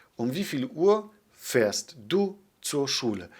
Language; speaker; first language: German; non-native, fluent; Polish